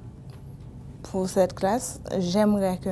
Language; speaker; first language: French; non-native, local second language; Haitian Creole